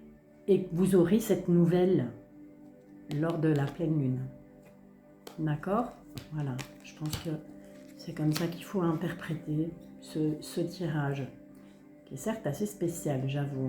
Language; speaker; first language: French; native; French